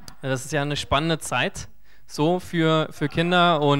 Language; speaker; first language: German; non-native, fluent; English